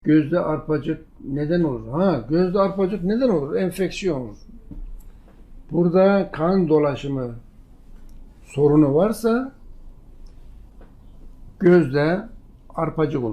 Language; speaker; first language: Turkish; native; Turkish